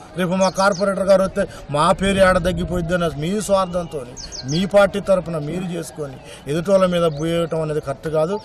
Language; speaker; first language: Telugu; native; Telugu